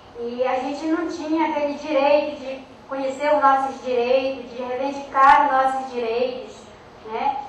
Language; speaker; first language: Portuguese; non-native, local second language; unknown